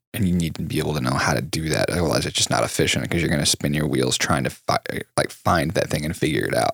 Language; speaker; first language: English; native; English